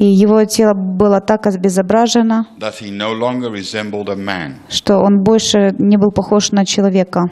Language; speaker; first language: Russian; native; Russian